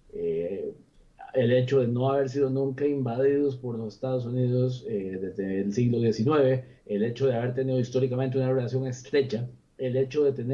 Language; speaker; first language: Spanish; native; Spanish